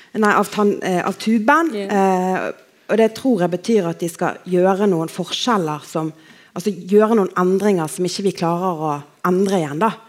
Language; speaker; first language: Norwegian; native; Norwegian